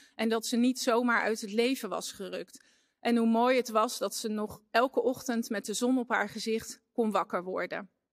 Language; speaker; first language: Dutch; native; Dutch